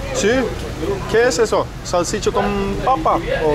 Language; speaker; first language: Spanish; non-native, learner; English